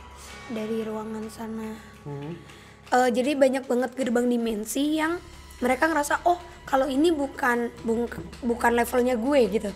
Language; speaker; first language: Indonesian; native; Indonesian